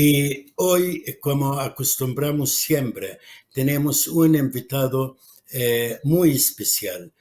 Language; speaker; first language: Spanish; non-native, fluent; Arabic